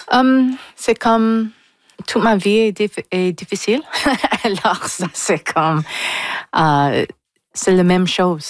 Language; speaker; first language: French; non-native, local second language; English